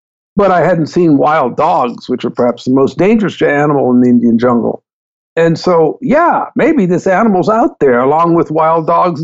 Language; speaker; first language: English; native; English